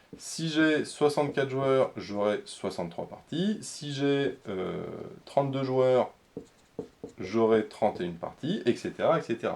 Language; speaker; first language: French; native; French